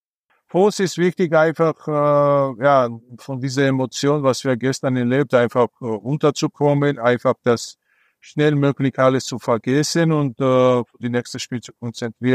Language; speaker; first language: German; non-native, fluent; Georgian